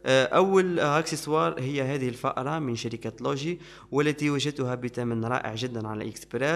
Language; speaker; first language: Arabic; native; Arabic